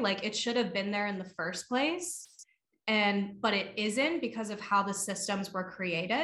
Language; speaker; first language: English; native; English